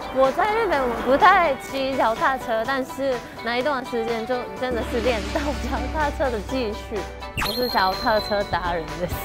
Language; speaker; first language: Chinese; non-native, fluent; Japanese